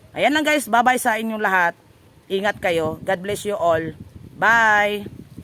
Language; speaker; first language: Filipino; non-native, local second language; Cebuano